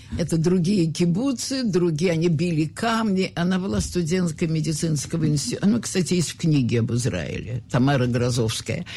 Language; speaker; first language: Russian; native; Russian